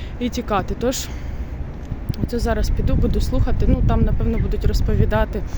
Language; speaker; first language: Ukrainian; native; Ukrainian